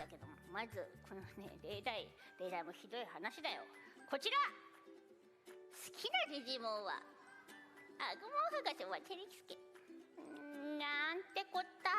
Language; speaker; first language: Japanese; native; Japanese